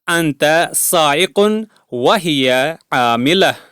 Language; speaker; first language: Arabic; non-native, fluent; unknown